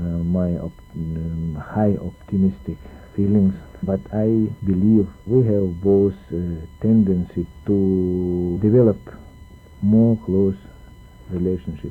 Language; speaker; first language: English; non-native, learner; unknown